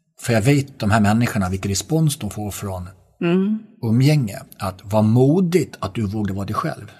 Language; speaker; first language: Swedish; native; Swedish